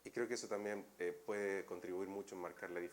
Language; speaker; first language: Spanish; native; Spanish